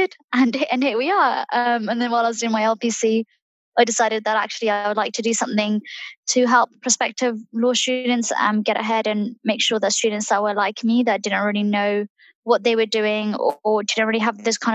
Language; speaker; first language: English; early bilingual, other home language; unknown